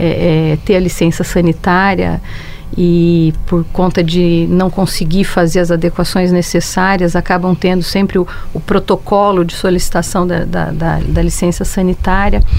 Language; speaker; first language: Portuguese; native; Portuguese